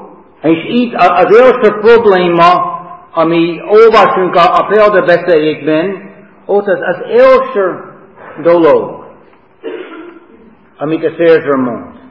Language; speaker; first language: Hungarian; non-native, fluent; English